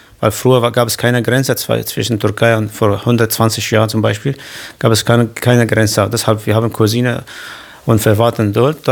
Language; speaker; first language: German; non-native, learner; Kurdish